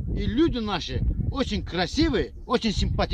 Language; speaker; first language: Russian; non-native, fluent; Azerbaijani